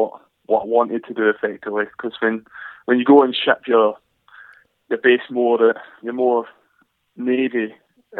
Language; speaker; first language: English; native; English